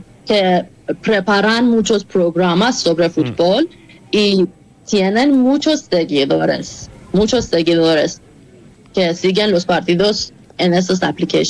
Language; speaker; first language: Spanish; non-native, fluent; Persian